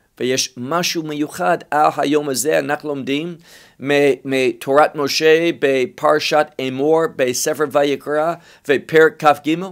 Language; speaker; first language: Hebrew; non-native, fluent; English